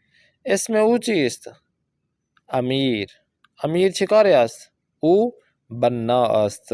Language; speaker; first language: Persian; non-native, fluent; Urdu